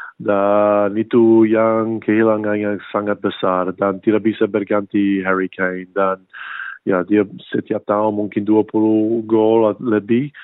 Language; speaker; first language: Indonesian; non-native, fluent; English